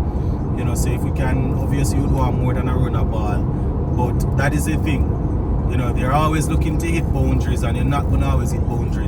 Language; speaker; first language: English; native; English